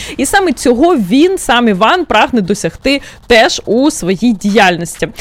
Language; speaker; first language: Ukrainian; native; Ukrainian